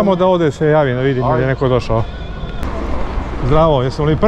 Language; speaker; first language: Croatian; native; Croatian